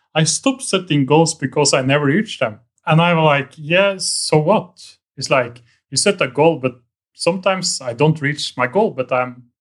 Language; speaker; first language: English; non-native, fluent; Norwegian